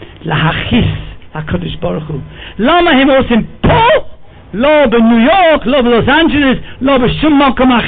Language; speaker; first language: Hebrew; non-native, fluent; English